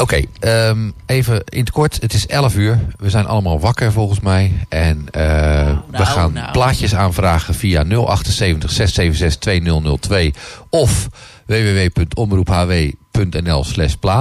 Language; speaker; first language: Dutch; native; Dutch